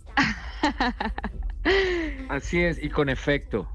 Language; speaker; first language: Spanish; native; Spanish